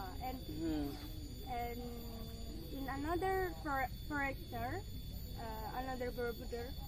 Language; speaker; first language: English; non-native, learner; Indonesian